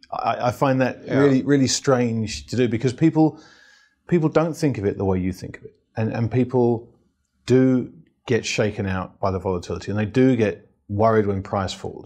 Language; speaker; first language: English; native; English